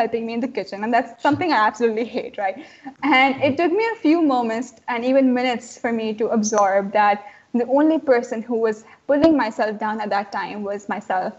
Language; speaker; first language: English; non-native, local second language; Urdu